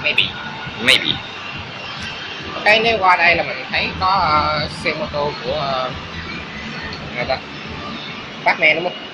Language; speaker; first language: Vietnamese; early bilingual, heritage; Vietnamese